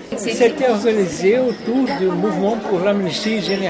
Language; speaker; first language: French; non-native, fluent; Portuguese